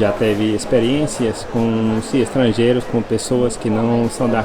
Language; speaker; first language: Portuguese; non-native, fluent; English